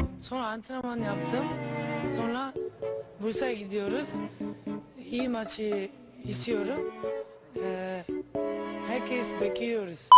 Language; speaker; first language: Turkish; non-native, learner; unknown